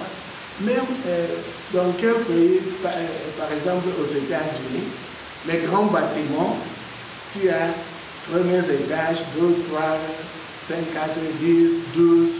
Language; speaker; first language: French; non-native, learner; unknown